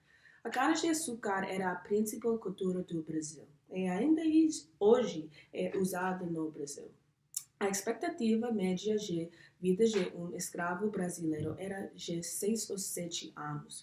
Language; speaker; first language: Portuguese; non-native, learner; English